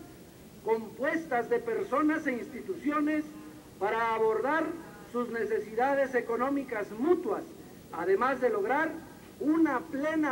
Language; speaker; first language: Spanish; native; Spanish